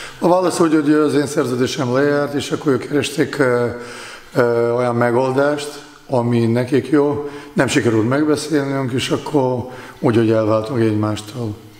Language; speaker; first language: Hungarian; non-native, fluent; Bosnian